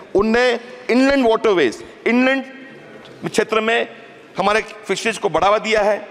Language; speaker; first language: Hindi; native; Hindi